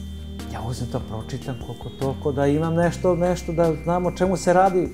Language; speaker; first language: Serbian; early bilingual, other home language; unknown